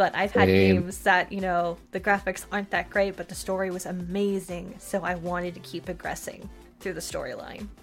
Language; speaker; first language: English; native; English